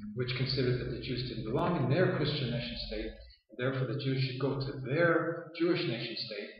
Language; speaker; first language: English; non-native, local second language; Yiddish